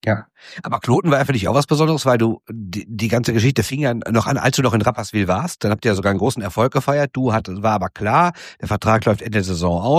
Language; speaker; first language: German; native; German